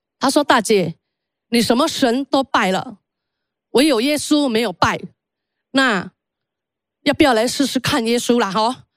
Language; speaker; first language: Chinese; early bilingual, heritage; Chinese